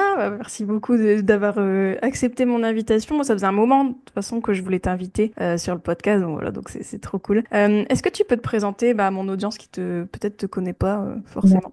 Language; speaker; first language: French; native; French